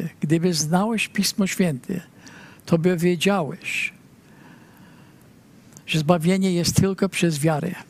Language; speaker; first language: Polish; early bilingual, heritage; Polish